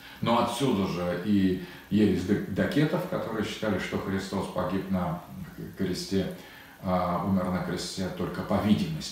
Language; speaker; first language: Russian; native; Russian